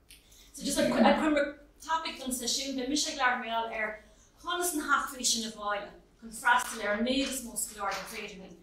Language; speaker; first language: Irish; non-native, local second language; English